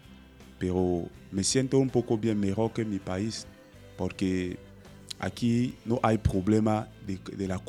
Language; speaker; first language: Spanish; non-native, learner; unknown